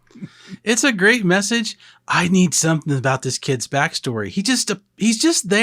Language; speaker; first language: English; native; English